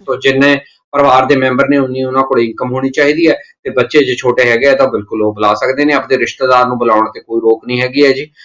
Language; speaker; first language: Punjabi; native; Punjabi